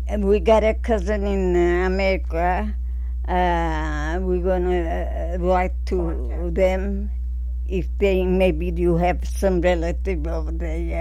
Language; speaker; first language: English; non-native, learner; Armenian